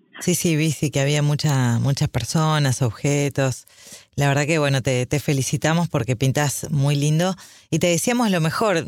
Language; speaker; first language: Spanish; native; Spanish